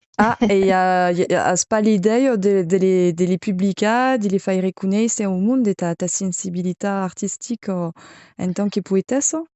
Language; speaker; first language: Occitan; non-native, fluent; French